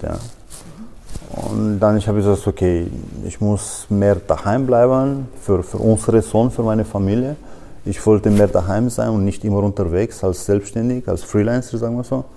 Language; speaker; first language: German; non-native, fluent; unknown